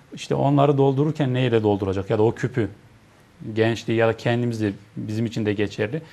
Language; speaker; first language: Turkish; native; Turkish